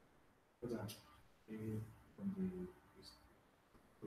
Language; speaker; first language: English; non-native, learner; Spanish